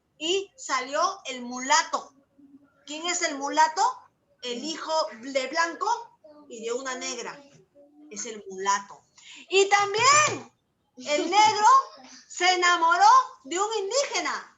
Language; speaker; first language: Spanish; native; Spanish